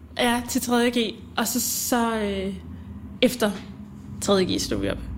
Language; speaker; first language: Danish; early bilingual, other home language; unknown